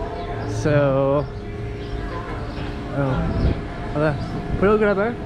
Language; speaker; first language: Spanish; non-native, learner; English